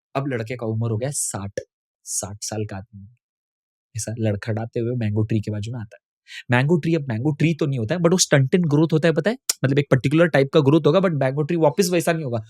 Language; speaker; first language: Hindi; non-native, local second language; Tamil